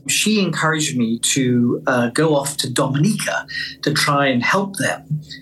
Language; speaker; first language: English; native; English